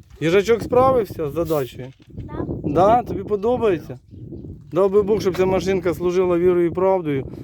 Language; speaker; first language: Ukrainian; native; Ukrainian